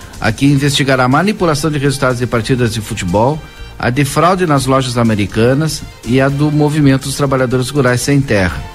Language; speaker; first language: Portuguese; native; Portuguese